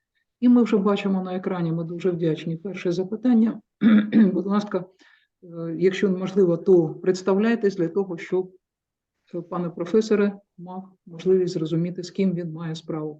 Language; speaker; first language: Ukrainian; native; Ukrainian